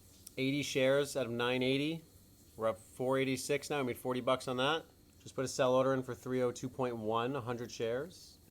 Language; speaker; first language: English; native; English